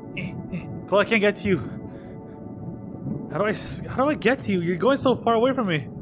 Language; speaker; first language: English; native; English